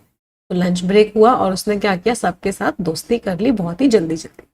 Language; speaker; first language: Hindi; native; Hindi